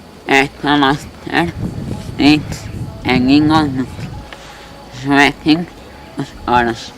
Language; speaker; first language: Basque; non-native, learner; Spanish